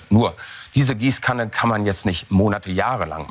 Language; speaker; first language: German; native; German